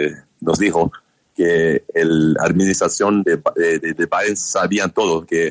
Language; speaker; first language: Spanish; non-native, learner; English